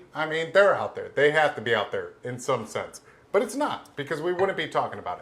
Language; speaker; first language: English; native; English